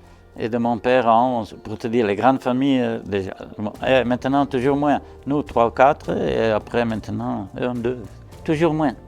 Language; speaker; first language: French; non-native, local second language; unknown